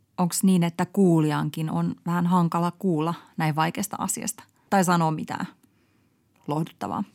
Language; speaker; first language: Finnish; native; Finnish